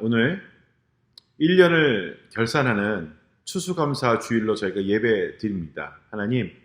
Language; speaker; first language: Korean; native; Korean